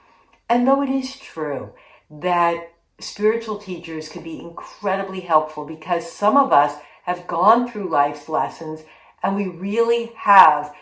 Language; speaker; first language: English; native; English